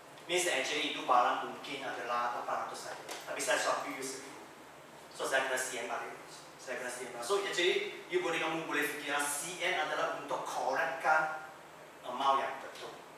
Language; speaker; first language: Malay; non-native, local second language; Chinese